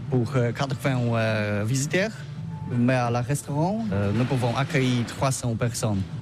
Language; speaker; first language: French; non-native, learner; Polish